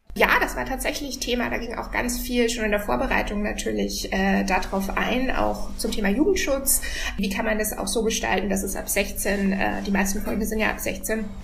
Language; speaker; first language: German; native; German